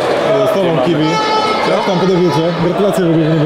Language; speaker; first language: Polish; native; Polish